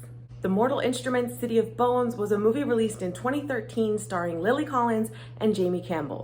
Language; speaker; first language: English; native; English